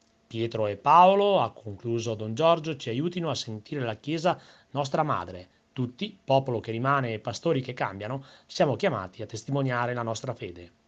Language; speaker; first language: Italian; native; Italian